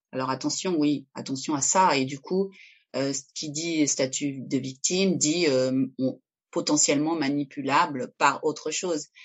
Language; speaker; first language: French; early bilingual, other home language; Spanish